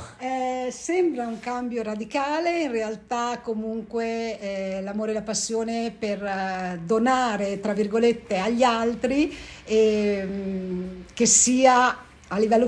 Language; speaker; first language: Italian; native; Italian